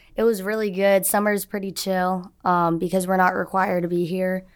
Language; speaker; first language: English; native; English